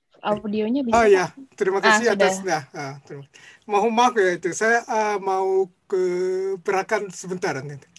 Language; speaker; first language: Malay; non-native, fluent; Japanese